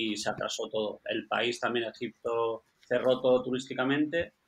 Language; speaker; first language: Spanish; native; Spanish